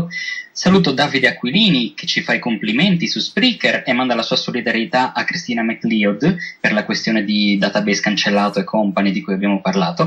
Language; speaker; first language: Italian; native; Italian